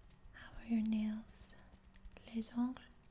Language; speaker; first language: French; non-native, fluent; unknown